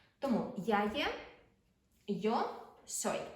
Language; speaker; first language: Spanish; non-native, fluent; Ukrainian